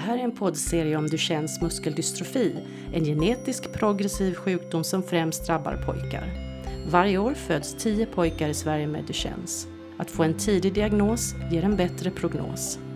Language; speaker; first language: Swedish; native; Swedish